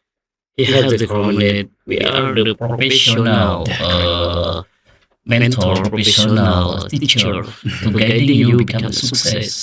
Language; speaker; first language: English; non-native, learner; Indonesian